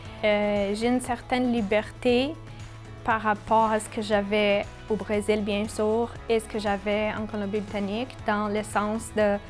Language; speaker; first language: French; non-native, fluent; Portuguese